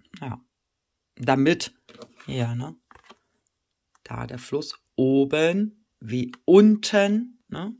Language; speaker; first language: German; native; German